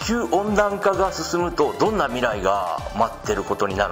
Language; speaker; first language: Japanese; native; Japanese